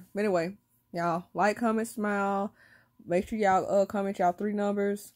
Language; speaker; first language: English; native; English